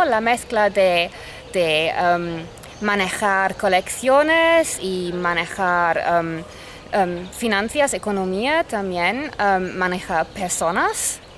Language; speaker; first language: Spanish; non-native, fluent; German